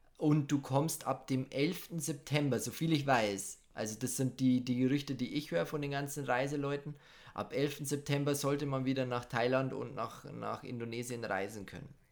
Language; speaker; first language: German; native; German